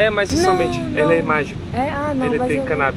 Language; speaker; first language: Portuguese; native; Portuguese